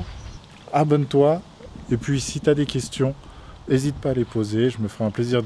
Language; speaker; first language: French; native; French